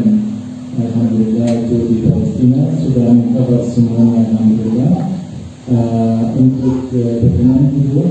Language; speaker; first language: Indonesian; non-native, fluent; Arabic